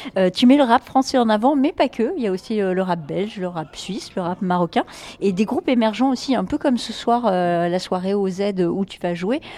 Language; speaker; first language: French; native; French